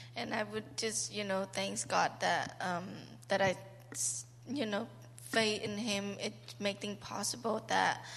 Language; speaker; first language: English; non-native, learner; Khmer